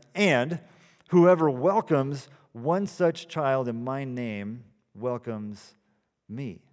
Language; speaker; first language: English; early bilingual, other home language; Dutch